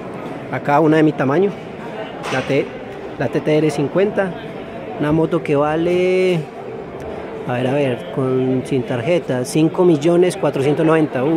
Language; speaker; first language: Spanish; native; Spanish